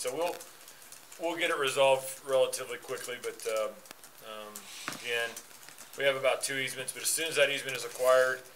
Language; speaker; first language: English; native; English